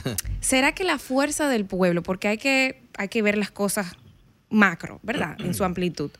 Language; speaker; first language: Spanish; native; Spanish